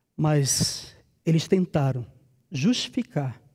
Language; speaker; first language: Portuguese; native; Portuguese